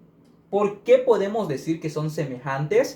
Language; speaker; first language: Spanish; native; Spanish